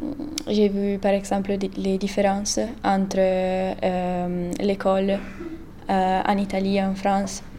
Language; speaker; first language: French; non-native, learner; Italian